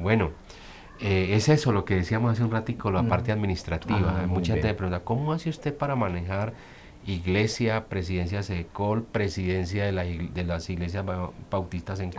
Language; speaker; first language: Spanish; native; Spanish